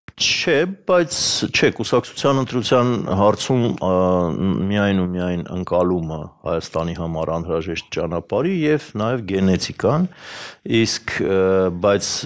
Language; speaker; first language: Armenian; native; Armenian